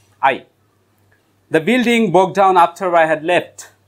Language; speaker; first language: English; non-native, local second language; Bangla